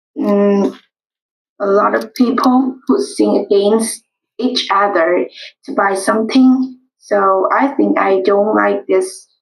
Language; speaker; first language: English; non-native, learner; Vietnamese